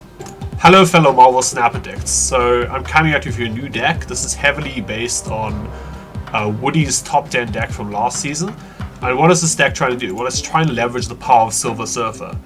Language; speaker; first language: English; native; English